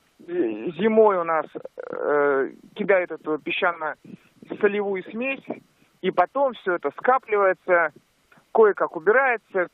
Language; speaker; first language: Russian; native; Russian